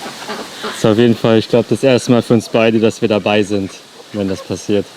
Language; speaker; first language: German; native; German